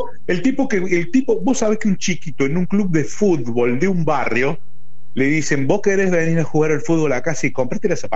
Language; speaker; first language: Spanish; native; Spanish